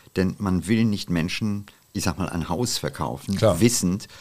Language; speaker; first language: German; non-native, fluent; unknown